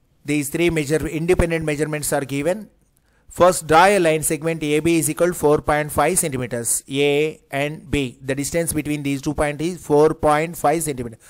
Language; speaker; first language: English; non-native, local second language; Telugu